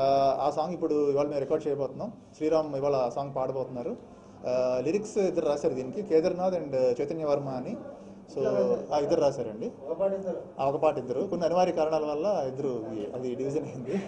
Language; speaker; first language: Telugu; native; Telugu